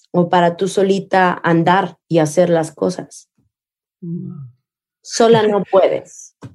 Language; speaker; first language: Spanish; native; Spanish